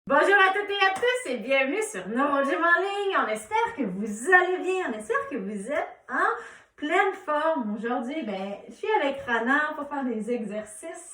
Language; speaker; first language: French; native; French